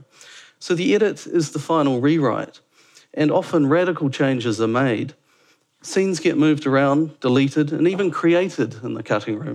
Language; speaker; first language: English; native; English